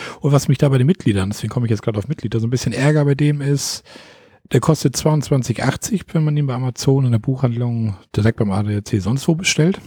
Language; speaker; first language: German; native; German